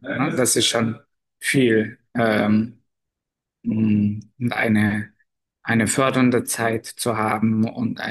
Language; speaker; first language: German; non-native, fluent; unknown